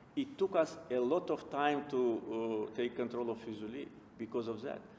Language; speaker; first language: English; non-native, fluent; Azerbaijani